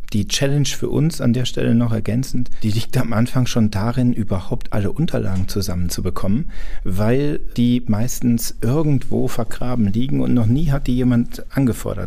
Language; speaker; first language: German; native; German